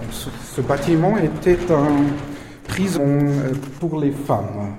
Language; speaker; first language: French; non-native, fluent; German